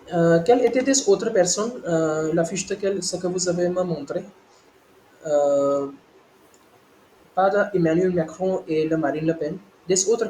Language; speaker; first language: French; non-native, learner; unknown